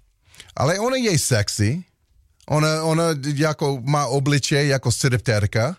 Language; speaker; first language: Czech; non-native, learner; English